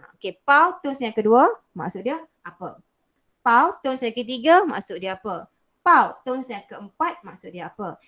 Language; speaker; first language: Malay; native; Malay